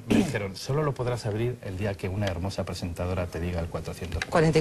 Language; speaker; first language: Spanish; native; Spanish